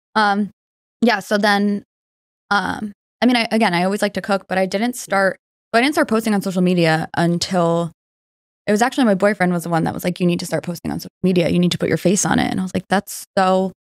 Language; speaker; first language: English; native; English